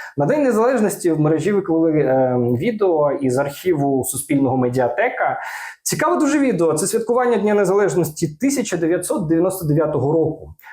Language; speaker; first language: Ukrainian; non-native, local second language; Russian